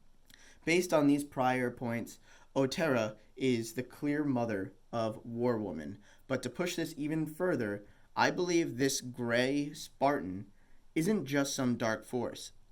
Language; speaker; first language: English; native; English